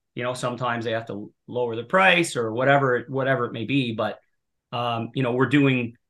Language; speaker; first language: English; native; English